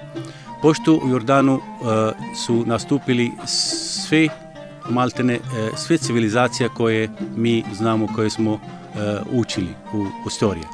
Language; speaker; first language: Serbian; non-native, learner; Arabic